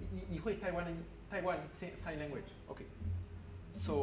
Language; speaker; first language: Chinese; non-native, learner; French